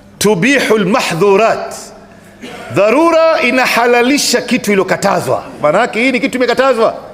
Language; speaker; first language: Swahili; native; Swahili